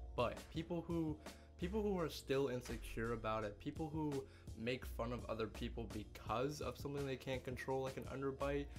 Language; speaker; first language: English; native; English